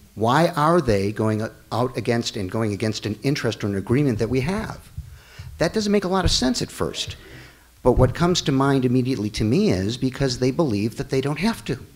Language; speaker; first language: English; native; English